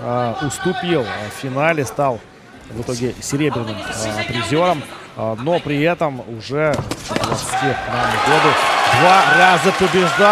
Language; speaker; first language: Russian; native; Russian